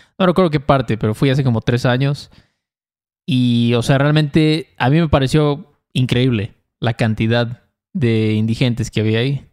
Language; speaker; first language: Spanish; native; Spanish